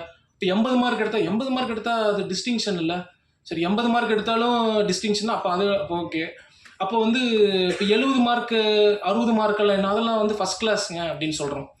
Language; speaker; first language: Tamil; native; Tamil